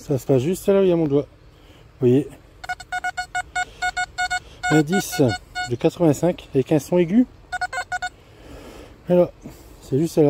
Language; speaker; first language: French; native; French